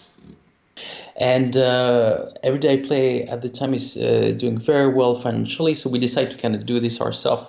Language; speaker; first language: English; non-native, fluent; French